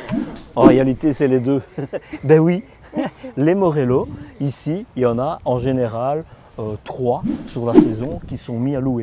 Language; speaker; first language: French; native; French